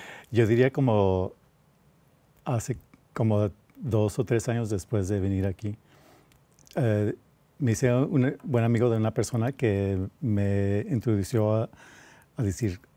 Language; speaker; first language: Spanish; early bilingual, heritage; Spanish